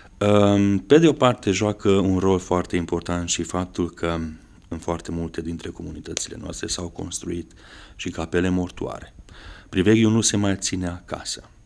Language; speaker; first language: Romanian; non-native, local second language; Hungarian